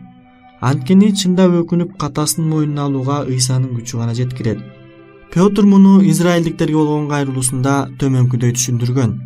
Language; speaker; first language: Kyrgyz; native; Kyrgyz